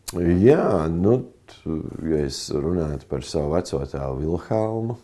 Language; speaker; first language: Latvian; native; Latvian